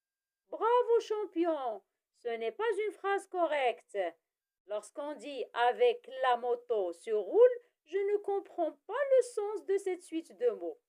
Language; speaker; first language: French; non-native, local second language; Arabic